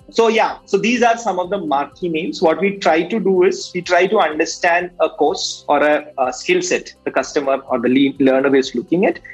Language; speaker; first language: English; non-native, local second language; Malayalam